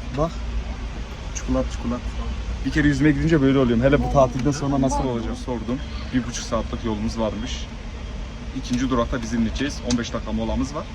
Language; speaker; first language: Turkish; early bilingual, heritage; Turkish